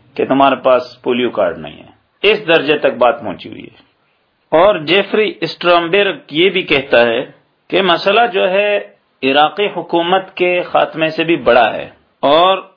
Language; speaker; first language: Urdu; native; Urdu